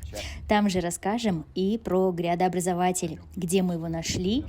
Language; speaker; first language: Russian; native; Russian